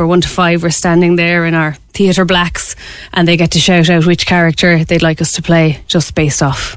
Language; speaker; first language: English; native; English